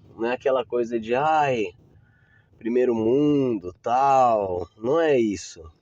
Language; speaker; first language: Portuguese; native; Portuguese